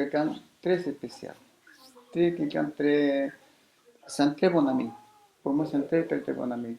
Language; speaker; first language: French; non-native, fluent; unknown